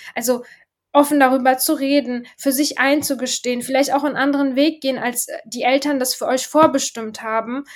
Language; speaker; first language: German; early bilingual, other home language; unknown